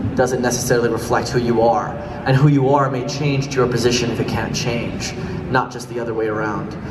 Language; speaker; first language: English; native; English